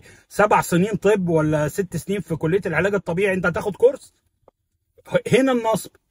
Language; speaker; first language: Arabic; native; Arabic